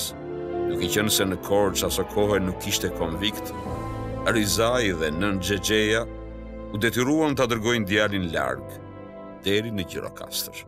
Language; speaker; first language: Albanian; native; Albanian